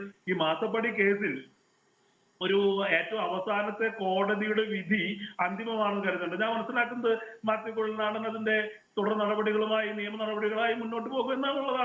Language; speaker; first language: Malayalam; native; Malayalam